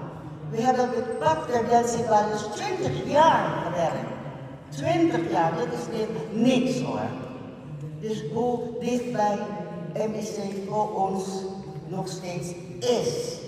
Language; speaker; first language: Dutch; non-native, fluent; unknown